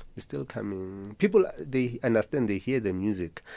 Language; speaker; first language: English; non-native, local second language; Zulu